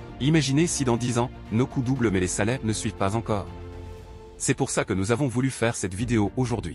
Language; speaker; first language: French; native; French